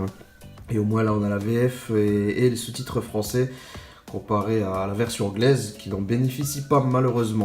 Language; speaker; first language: French; native; French